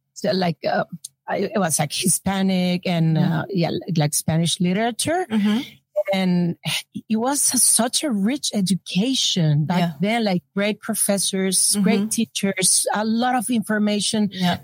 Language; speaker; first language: English; non-native, fluent; Spanish